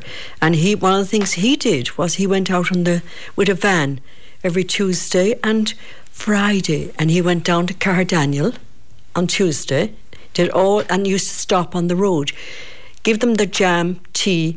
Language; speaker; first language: English; native; English